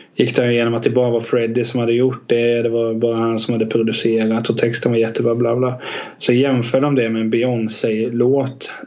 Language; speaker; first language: Swedish; native; Swedish